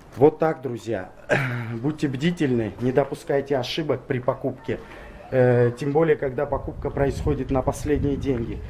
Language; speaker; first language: Russian; non-native, local second language; Georgian